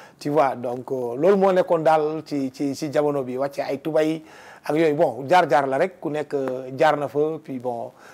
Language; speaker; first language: Wolof; non-native, local second language; Fula